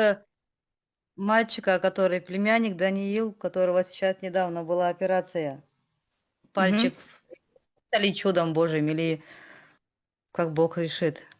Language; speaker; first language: Russian; native; Russian